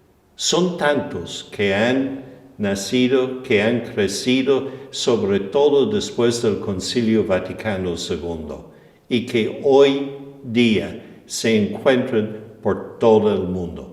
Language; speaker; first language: Spanish; non-native, fluent; English